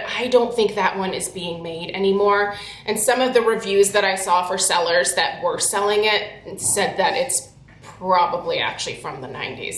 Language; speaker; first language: English; native; English